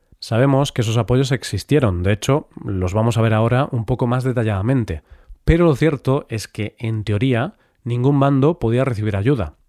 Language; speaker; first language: Spanish; native; Spanish